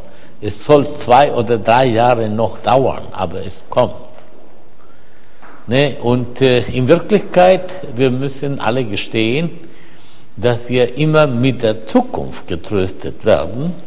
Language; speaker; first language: German; non-native, fluent; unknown